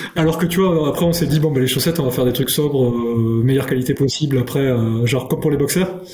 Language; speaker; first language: French; native; French